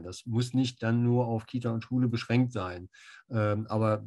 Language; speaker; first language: German; native; German